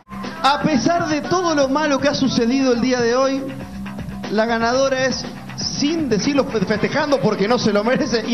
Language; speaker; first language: Spanish; native; Spanish